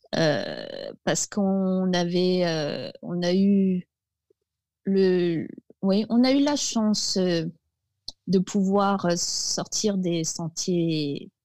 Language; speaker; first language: French; native; French